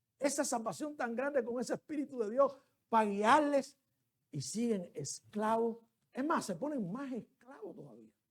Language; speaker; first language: Spanish; native; Spanish